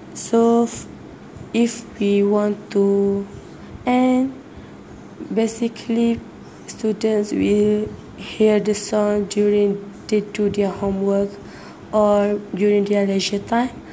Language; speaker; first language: English; non-native, learner; Malay